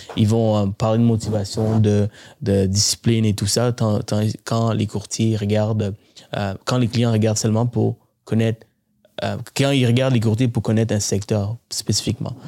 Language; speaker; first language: French; early bilingual, other home language; Tamil